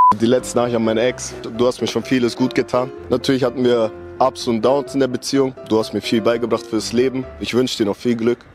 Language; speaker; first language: German; early bilingual, other home language; Turkish